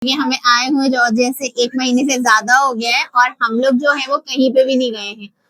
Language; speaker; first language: Urdu; native; Urdu